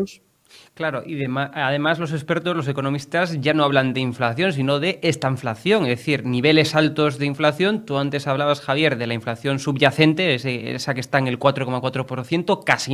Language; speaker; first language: Spanish; native; Spanish